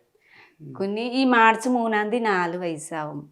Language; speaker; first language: Malayalam; non-native, learner; Nepali